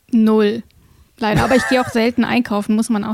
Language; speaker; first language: German; native; German